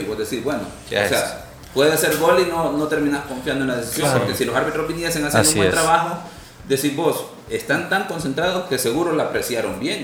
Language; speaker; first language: Spanish; native; Spanish